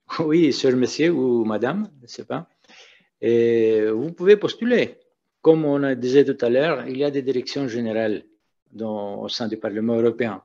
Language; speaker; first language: French; native; French